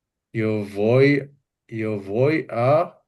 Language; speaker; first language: Spanish; non-native, learner; English